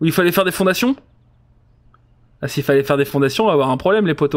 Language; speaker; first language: French; native; French